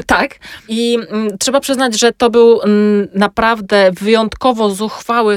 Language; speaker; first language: Polish; native; Polish